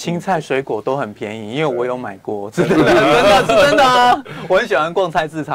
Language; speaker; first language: Chinese; native; Chinese